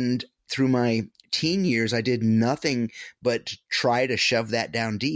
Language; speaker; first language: English; native; English